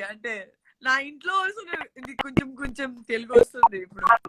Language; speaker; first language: Telugu; non-native, learner; Gujarati